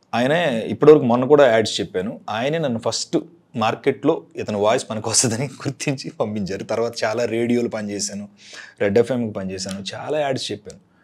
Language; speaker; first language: Telugu; native; Telugu